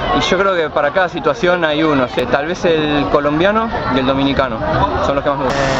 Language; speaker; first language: Spanish; native; Spanish